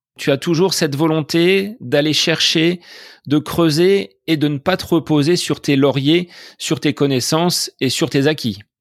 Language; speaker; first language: French; native; French